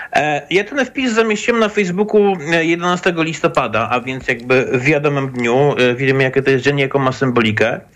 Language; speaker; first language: Polish; native; Polish